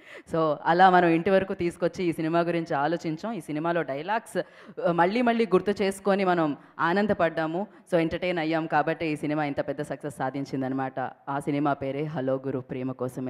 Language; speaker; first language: Telugu; native; Telugu